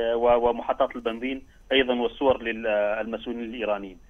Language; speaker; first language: Arabic; non-native, learner; Kurdish